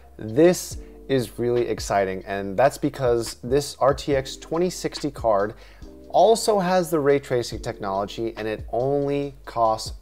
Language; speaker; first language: English; native; English